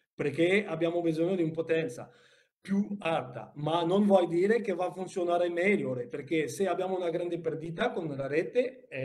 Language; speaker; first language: Italian; non-native, learner; French